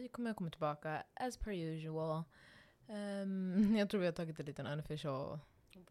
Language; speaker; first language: Swedish; non-native, local second language; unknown